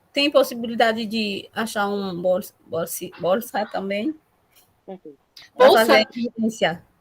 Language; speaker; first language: Portuguese; non-native, learner; Haitian Creole